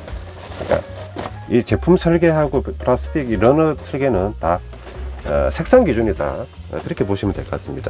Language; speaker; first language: Korean; native; Korean